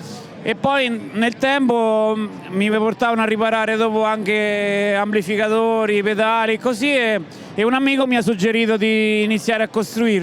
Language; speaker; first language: Italian; native; Italian